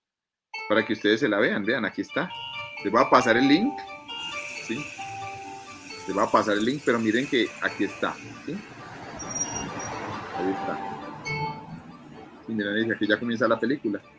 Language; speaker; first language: Spanish; native; Spanish